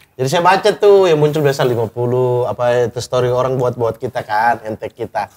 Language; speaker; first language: Indonesian; native; Indonesian